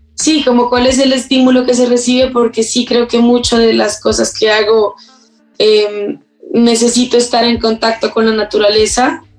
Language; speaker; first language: Spanish; native; Spanish